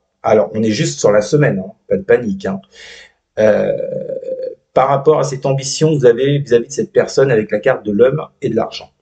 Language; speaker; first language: French; native; French